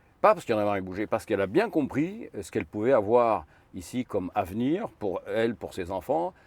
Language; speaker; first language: French; non-native, fluent; Arabic